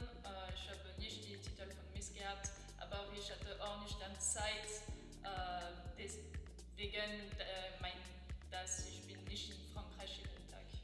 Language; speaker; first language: German; non-native, learner; French